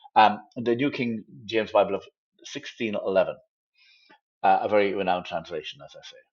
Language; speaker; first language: English; native; English